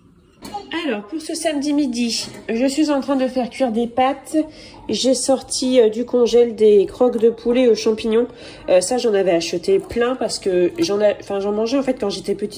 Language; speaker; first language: French; native; French